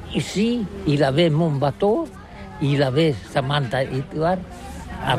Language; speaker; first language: French; non-native, learner; Catalan